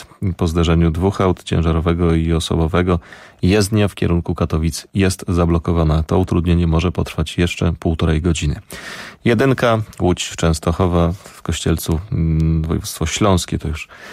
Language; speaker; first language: Polish; native; Polish